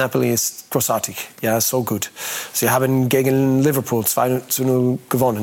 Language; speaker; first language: German; non-native, learner; English